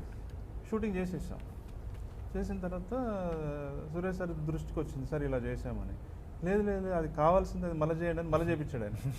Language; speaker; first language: Telugu; native; Telugu